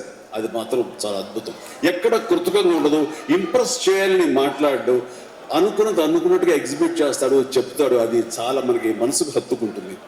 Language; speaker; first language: Telugu; native; Telugu